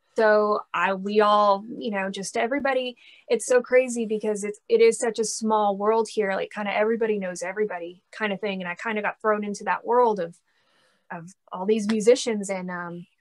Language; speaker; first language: English; native; English